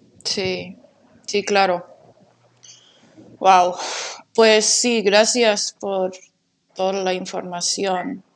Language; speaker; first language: Spanish; non-native, fluent; English